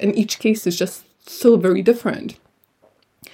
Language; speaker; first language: English; non-native, fluent; Lithuanian